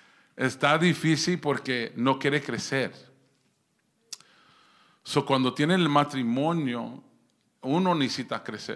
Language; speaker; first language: Spanish; early bilingual, heritage; Spanish